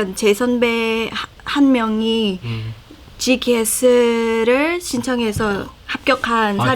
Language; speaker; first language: Korean; non-native, fluent; Khmer